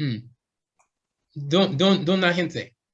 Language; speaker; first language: Japanese; non-native, fluent; English